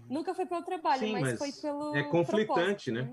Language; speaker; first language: Portuguese; native; Portuguese